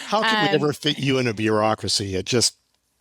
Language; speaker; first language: English; native; English